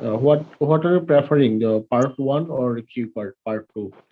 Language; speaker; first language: English; non-native, learner; Bangla